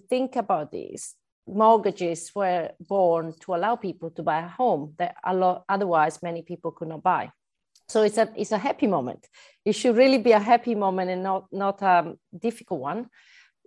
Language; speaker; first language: English; non-native, fluent; Italian